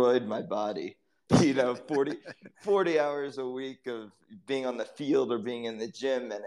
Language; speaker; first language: English; native; English